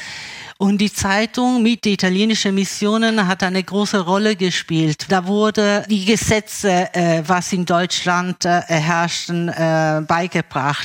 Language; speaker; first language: German; early bilingual, other home language; Italian